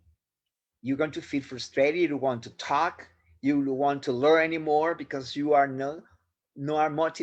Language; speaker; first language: English; non-native, fluent; Spanish